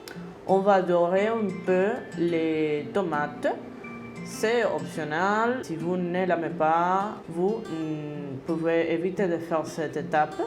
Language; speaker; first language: French; non-native, fluent; Spanish